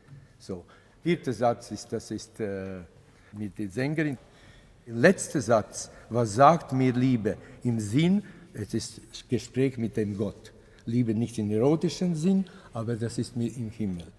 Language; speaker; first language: German; non-native, fluent; Latvian